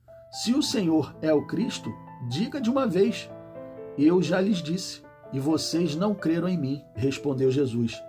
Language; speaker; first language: Portuguese; native; Portuguese